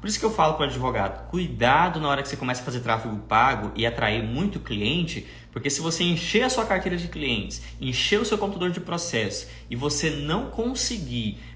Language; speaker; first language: Portuguese; native; Portuguese